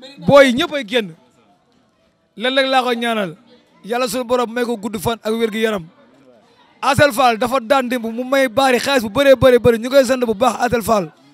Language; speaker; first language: Wolof; native; Wolof